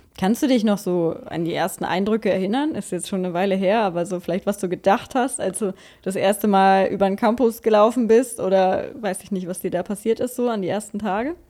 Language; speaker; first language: German; native; German